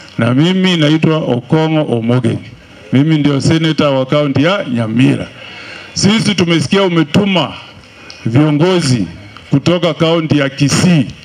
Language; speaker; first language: Swahili; non-native, local second language; Gusii